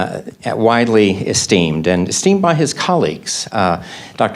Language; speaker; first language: English; native; English